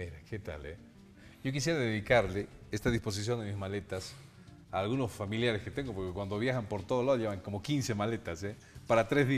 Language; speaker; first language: Spanish; native; Spanish